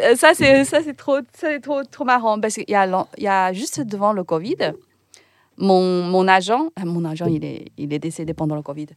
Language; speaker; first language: French; non-native, fluent; Chinese